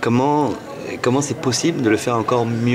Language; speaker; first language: French; native; French